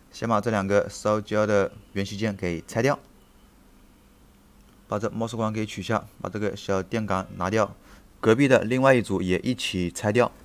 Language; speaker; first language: Chinese; native; Chinese